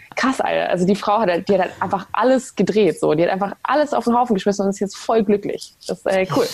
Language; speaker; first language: German; native; German